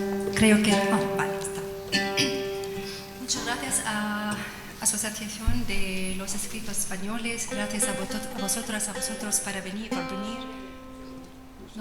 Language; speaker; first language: Spanish; non-native, learner; Arabic